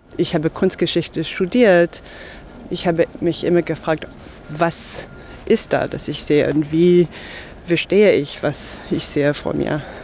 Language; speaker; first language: German; non-native, fluent; English